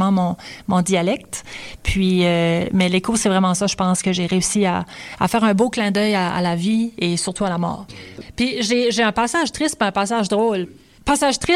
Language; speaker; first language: French; native; French